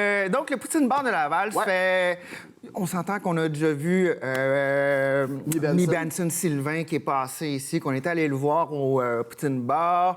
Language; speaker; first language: French; native; French